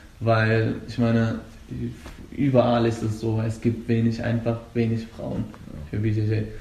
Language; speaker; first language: German; non-native, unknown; Persian